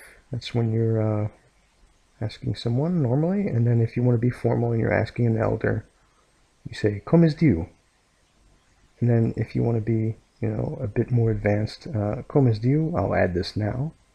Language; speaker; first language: English; native; English